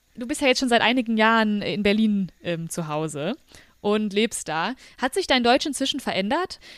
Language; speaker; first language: German; native; German